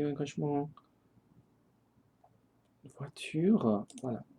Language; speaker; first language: French; non-native, learner; English